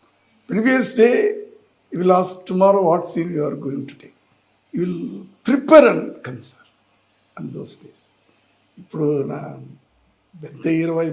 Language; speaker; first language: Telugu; non-native, learner; Tamil